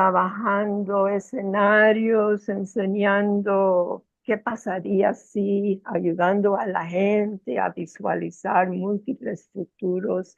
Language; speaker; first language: Spanish; non-native, fluent; English